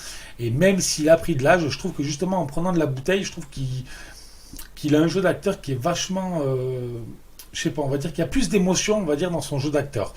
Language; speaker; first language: French; native; French